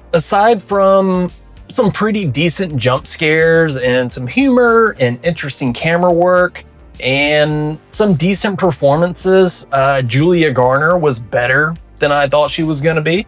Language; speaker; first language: English; native; English